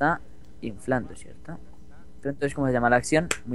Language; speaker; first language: Spanish; native; Spanish